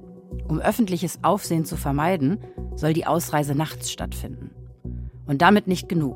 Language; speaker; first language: German; native; German